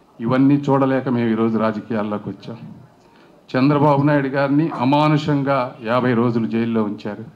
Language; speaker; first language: Telugu; native; Telugu